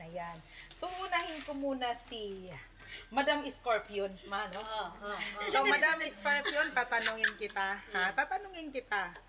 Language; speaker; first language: Filipino; non-native, local second language; Bikol